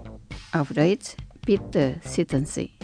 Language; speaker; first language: German; non-native, fluent; Indonesian